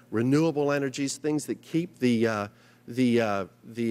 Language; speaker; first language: English; native; English